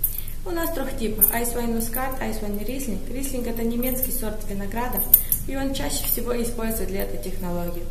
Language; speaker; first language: Russian; non-native, local second language; Romanian